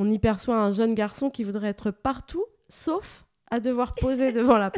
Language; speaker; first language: French; native; French